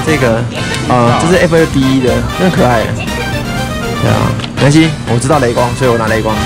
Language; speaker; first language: Chinese; native; Chinese